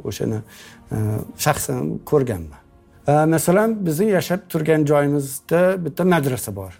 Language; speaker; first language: Uzbek; non-native, fluent; English